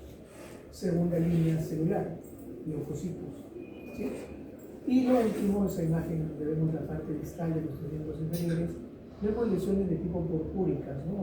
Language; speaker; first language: Spanish; native; Spanish